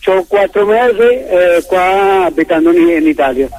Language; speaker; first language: Italian; non-native, learner; Spanish